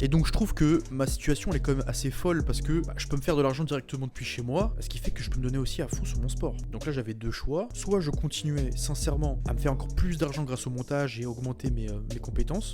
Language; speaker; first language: French; native; French